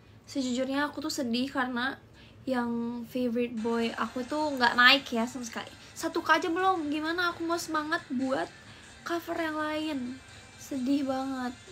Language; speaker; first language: Indonesian; native; Indonesian